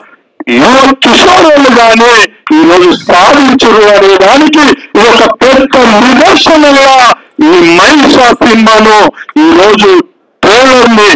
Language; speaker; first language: Telugu; native; Telugu